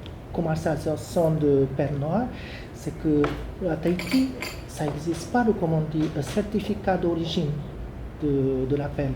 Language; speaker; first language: French; non-native, learner; Japanese